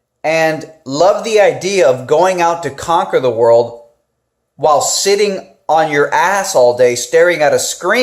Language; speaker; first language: English; native; English